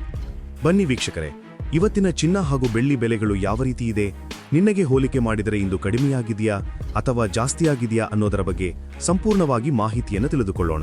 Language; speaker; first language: Kannada; native; Kannada